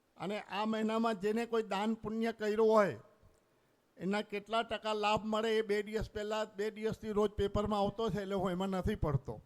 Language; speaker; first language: Gujarati; non-native, local second language; Sindhi